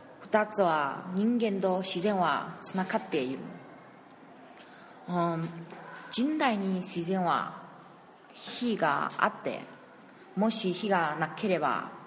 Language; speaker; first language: Japanese; non-native, learner; Chinese